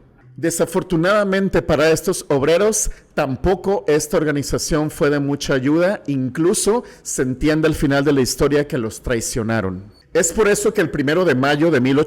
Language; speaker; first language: Spanish; native; Spanish